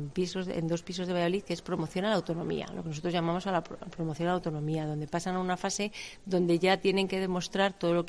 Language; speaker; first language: Spanish; native; Spanish